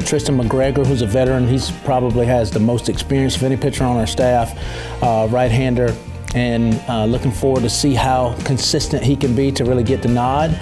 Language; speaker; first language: English; native; English